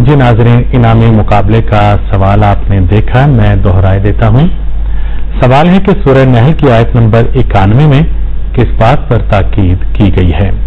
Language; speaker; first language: Urdu; native; Urdu